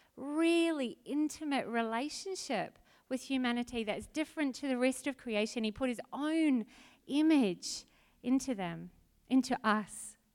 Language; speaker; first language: English; native; English